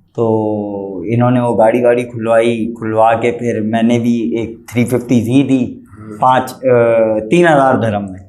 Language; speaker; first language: Urdu; native; Urdu